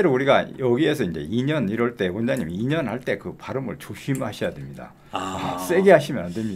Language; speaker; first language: Korean; native; Korean